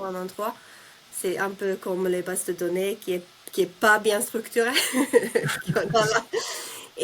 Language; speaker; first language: French; non-native, fluent; Finnish